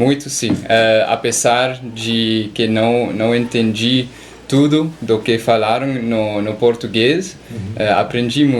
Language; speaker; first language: Portuguese; non-native, learner; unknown